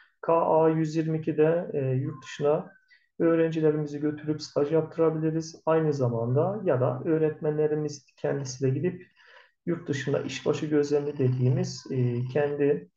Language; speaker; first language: Turkish; native; Turkish